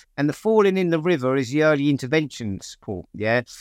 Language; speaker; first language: English; native; English